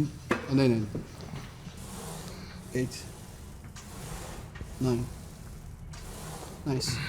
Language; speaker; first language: Korean; non-native, fluent; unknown